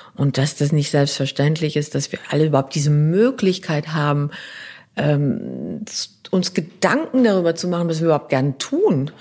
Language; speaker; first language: German; non-native, local second language; French